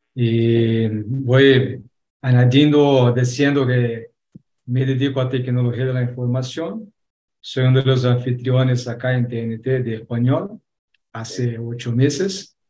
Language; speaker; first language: Spanish; non-native, fluent; Portuguese